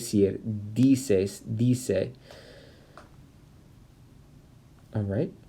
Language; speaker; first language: Spanish; non-native, fluent; English